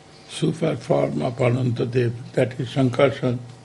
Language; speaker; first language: English; non-native, local second language; Bangla